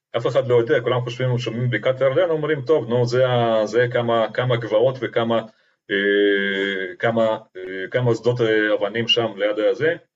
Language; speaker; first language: Hebrew; non-native, fluent; Russian